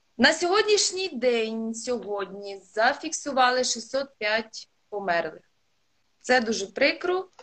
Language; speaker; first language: Ukrainian; non-native, local second language; Russian